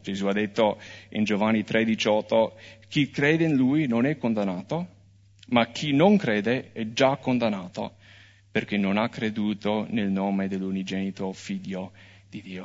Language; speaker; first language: Italian; non-native, fluent; English